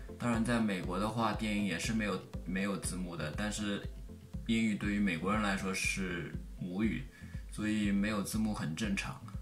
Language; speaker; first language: Chinese; native; Chinese